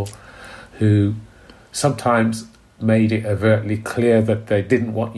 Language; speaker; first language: English; native; English